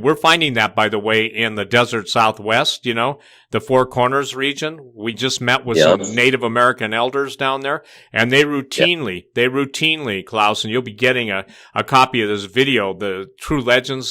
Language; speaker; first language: English; native; English